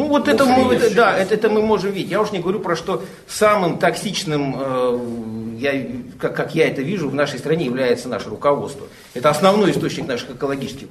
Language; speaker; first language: Russian; native; Russian